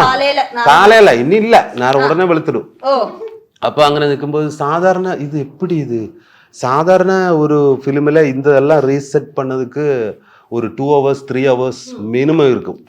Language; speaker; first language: Tamil; non-native, learner; Malayalam